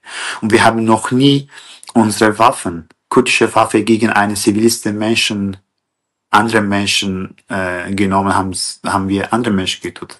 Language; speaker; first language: German; non-native, fluent; Kurdish